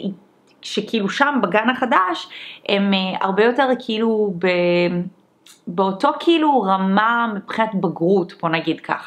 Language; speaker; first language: Hebrew; early bilingual, other home language; English